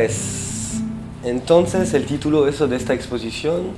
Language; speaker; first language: Spanish; non-native, fluent; French